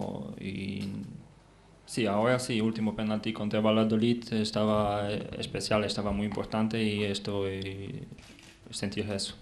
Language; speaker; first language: Spanish; non-native, learner; Polish